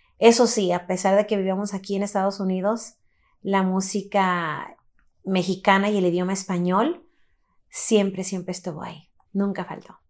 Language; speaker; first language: Spanish; early bilingual, heritage; Spanish